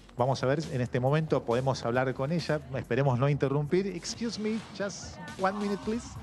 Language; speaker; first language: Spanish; native; Spanish